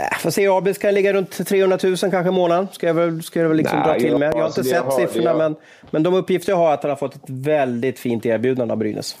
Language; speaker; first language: Swedish; native; Swedish